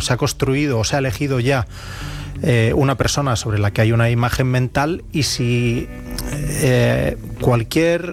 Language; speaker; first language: Spanish; native; Spanish